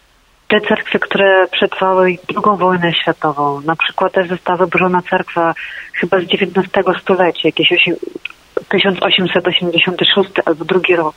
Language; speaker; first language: Polish; non-native, fluent; Ukrainian